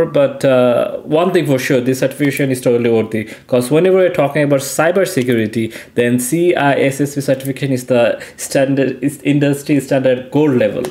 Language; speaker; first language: English; non-native, local second language; Bangla